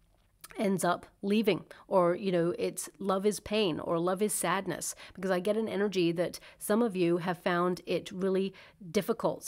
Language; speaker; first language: English; native; English